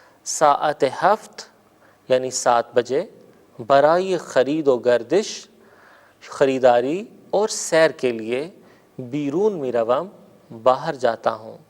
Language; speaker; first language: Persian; non-native, fluent; Urdu